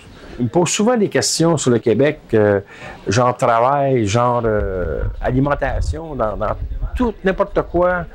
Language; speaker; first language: French; native; French